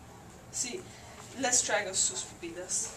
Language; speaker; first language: Spanish; non-native, learner; English